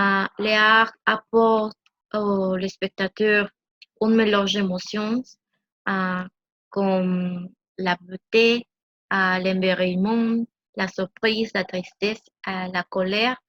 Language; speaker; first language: French; non-native, learner; Spanish